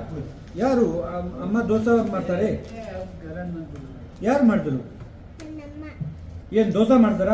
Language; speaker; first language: Kannada; non-native, local second language; Ladakhi